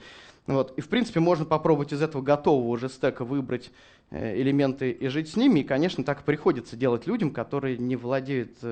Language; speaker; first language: Russian; native; Russian